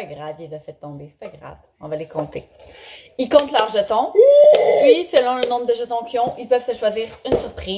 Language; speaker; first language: French; native; French